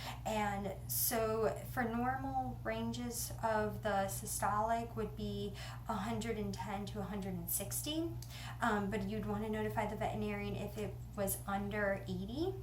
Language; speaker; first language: English; native; English